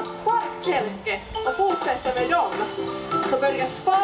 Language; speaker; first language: Swedish; non-native, local second language; Finnish